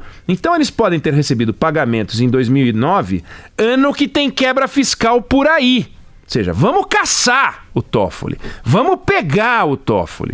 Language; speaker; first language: Portuguese; native; Portuguese